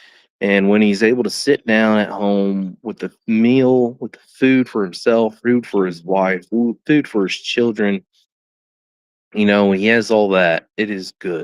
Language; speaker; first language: English; native; English